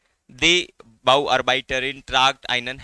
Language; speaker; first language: German; non-native, learner; Hindi